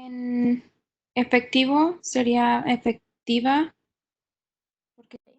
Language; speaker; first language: Spanish; non-native, learner; English